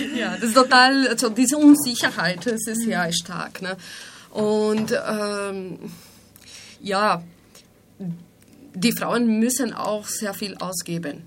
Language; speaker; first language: German; non-native, fluent; Spanish